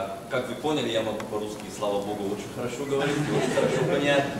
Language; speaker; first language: Russian; non-native, fluent; Arabic